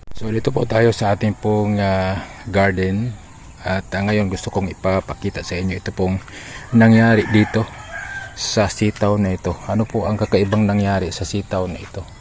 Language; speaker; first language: Filipino; non-native, local second language; Cebuano